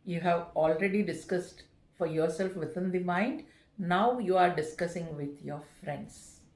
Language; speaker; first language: English; non-native, local second language; Kannada